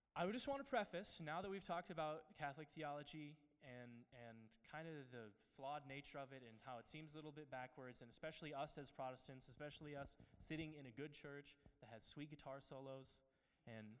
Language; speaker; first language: English; native; English